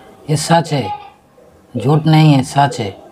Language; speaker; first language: Hindi; non-native, local second language; Odia